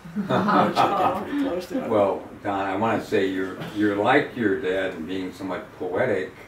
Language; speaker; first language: English; native; English